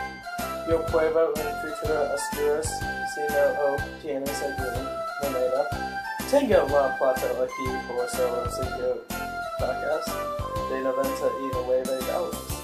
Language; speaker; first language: Spanish; non-native, learner; English